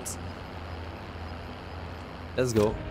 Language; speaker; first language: English; non-native, learner; French